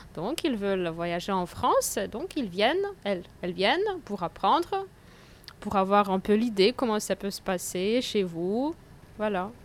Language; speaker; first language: French; non-native, fluent; Russian